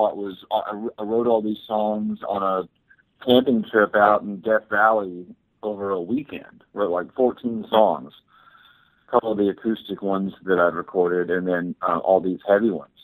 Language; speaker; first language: English; native; English